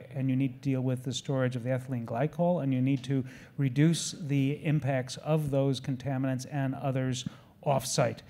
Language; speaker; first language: English; native; English